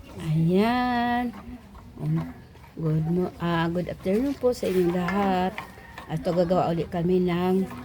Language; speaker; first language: Filipino; non-native, local second language; Bikol